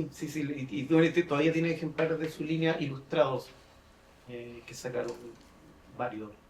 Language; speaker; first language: Spanish; native; Spanish